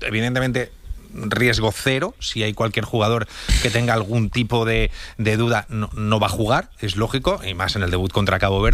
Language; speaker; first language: Spanish; native; Spanish